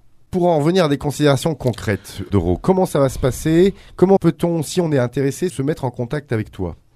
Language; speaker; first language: French; native; French